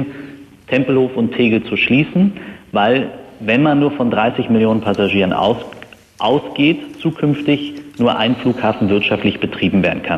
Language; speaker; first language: German; native; German